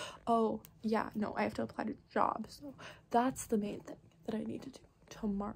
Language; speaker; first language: English; native; English